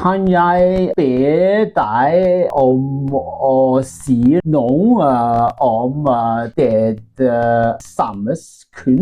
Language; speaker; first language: Norwegian; non-native, learner; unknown